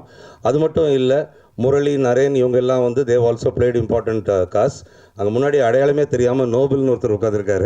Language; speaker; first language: Tamil; native; Tamil